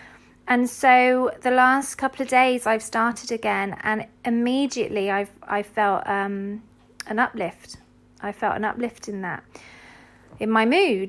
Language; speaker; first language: English; native; English